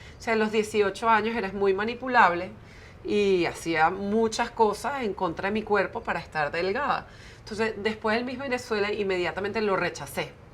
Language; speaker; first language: Spanish; early bilingual, heritage; Spanish